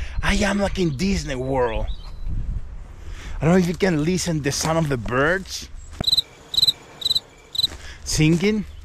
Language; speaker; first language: English; non-native, fluent; Spanish